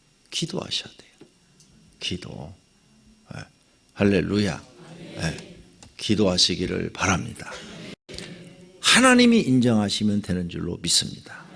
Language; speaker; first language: Korean; native; Korean